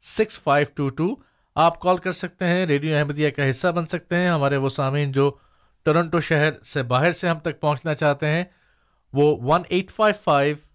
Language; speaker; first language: Urdu; native; Urdu